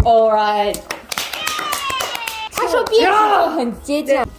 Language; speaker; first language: Chinese; non-native, fluent; Mongolian